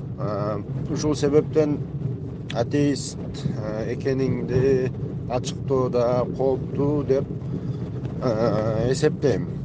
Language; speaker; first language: Kyrgyz; non-native, local second language; Uzbek